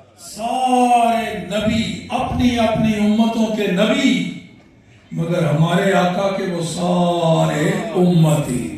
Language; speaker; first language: Urdu; non-native, local second language; Punjabi